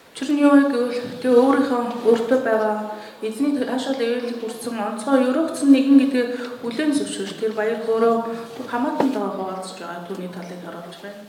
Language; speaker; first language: Mongolian; native; Mongolian